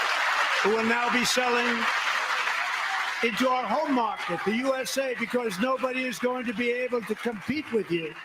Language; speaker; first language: English; native; English